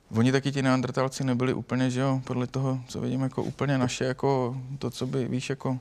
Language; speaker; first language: Czech; native; Czech